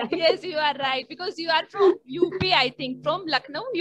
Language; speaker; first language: English; non-native, learner; Hindi